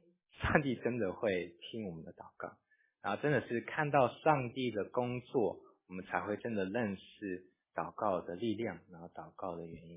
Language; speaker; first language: Chinese; early bilingual, heritage; English